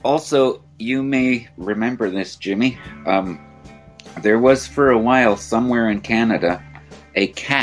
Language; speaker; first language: English; native; English